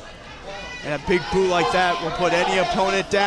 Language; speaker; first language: English; native; English